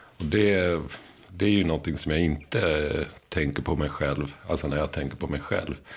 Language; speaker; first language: Swedish; native; Swedish